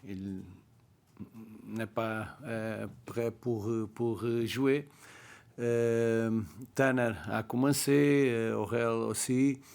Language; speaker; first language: French; non-native, learner; Portuguese